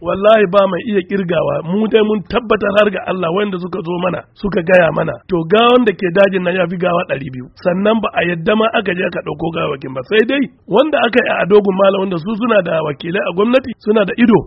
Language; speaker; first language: Hausa; non-native, local second language; Fula